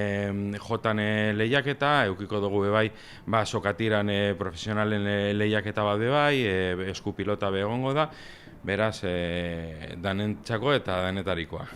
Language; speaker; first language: Basque; native; Basque